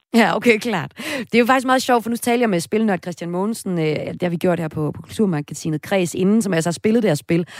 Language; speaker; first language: Danish; native; Danish